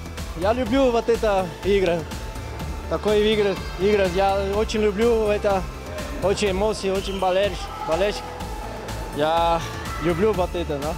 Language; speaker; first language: Russian; non-native, learner; Portuguese